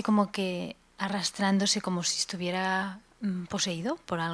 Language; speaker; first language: Spanish; native; Spanish